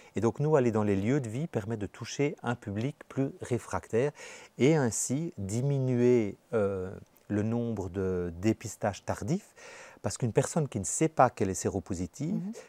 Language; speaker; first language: French; native; French